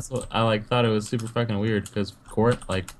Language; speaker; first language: English; native; English